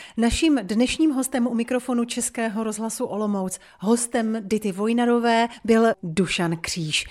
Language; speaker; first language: Czech; native; Czech